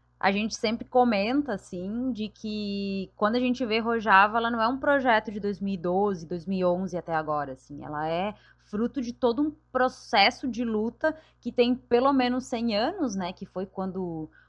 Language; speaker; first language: Portuguese; non-native, fluent; Spanish